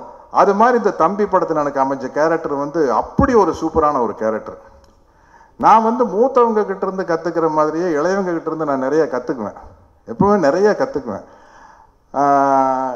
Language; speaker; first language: Tamil; native; Tamil